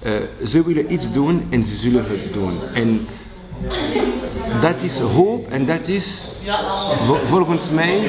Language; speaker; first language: Dutch; non-native, local second language; French